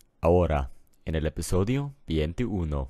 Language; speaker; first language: Spanish; non-native, learner; English